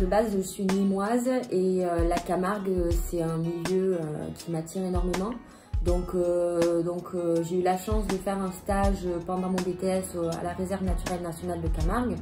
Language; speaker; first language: French; native; French